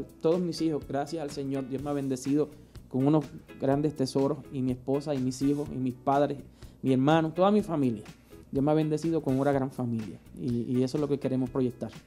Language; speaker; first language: Spanish; native; Spanish